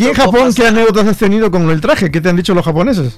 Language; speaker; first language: Spanish; native; Spanish